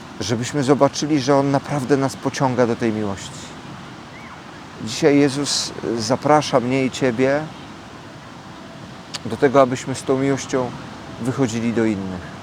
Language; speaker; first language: Polish; native; Polish